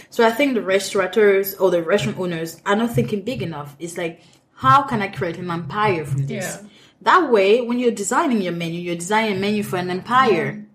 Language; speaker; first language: English; non-native, local second language; French